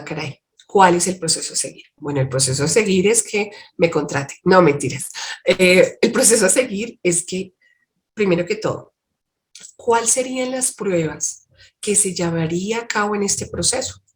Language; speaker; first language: Spanish; native; Spanish